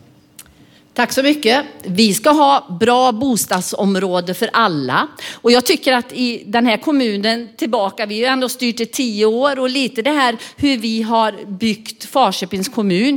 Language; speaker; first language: Swedish; native; Swedish